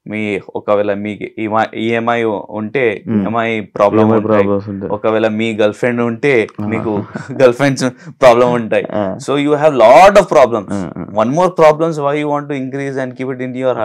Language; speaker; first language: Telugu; non-native, learner; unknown